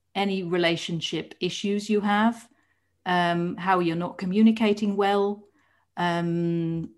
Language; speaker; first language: English; non-native, fluent; Dutch